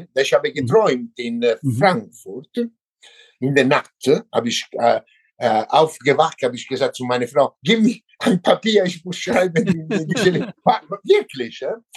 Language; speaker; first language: German; non-native, learner; Italian